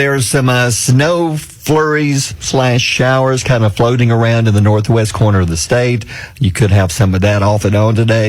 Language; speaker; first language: English; native; English